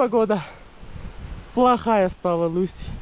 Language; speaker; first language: Russian; non-native, learner; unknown